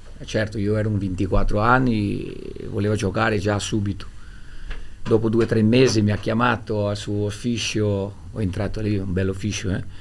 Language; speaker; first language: Italian; non-native, fluent; Portuguese